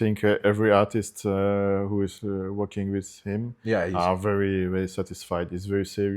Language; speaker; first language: English; non-native, fluent; Italian